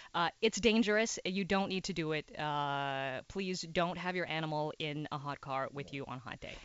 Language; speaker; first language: English; native; English